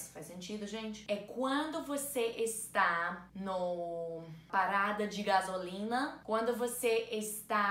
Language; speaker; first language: Portuguese; non-native, learner; English